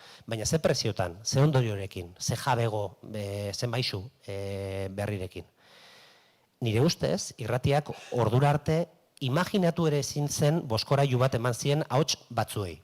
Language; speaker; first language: Basque; native; Basque